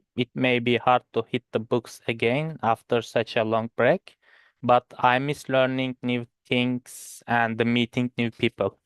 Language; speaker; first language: English; non-native, learner; Turkish